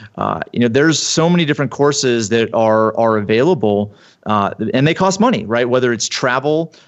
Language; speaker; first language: English; native; English